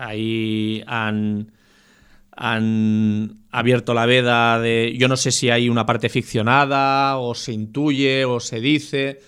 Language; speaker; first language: Spanish; native; Spanish